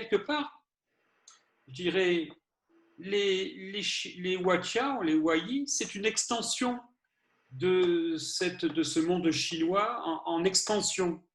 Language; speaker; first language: French; native; French